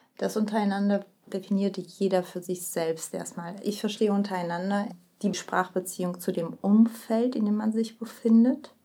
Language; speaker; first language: German; early bilingual, other home language; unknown